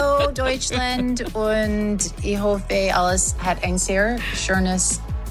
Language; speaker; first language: German; non-native, learner; English